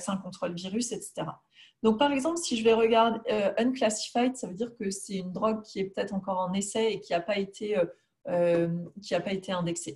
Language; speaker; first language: French; native; French